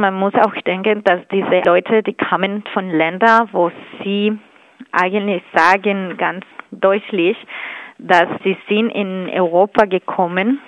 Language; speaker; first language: German; non-native, fluent; Spanish